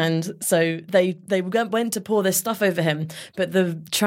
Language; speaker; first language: English; native; English